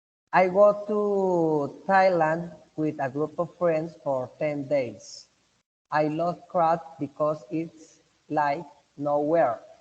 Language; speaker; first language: English; non-native, learner; Spanish